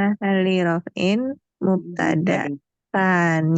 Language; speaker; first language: Arabic; non-native, learner; Indonesian